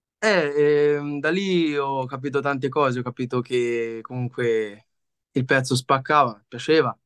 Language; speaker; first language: Italian; native; Italian